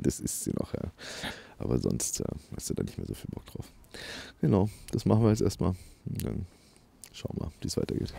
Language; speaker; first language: German; native; German